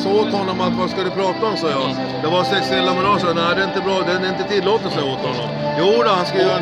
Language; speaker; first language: Swedish; non-native, learner; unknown